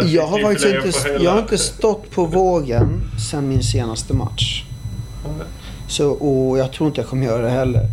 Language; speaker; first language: Swedish; early bilingual, other home language; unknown